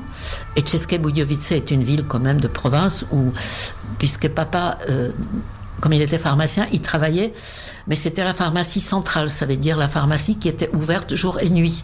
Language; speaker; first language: French; non-native, fluent; Czech